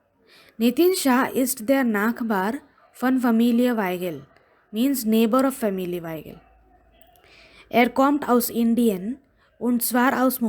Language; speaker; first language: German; non-native, fluent; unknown